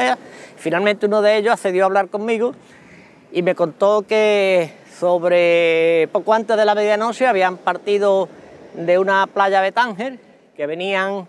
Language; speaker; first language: Spanish; native; Spanish